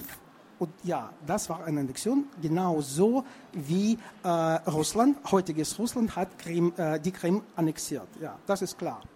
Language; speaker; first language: German; non-native, fluent; Russian